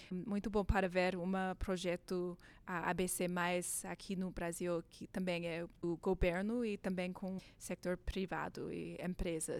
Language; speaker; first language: Portuguese; non-native, learner; English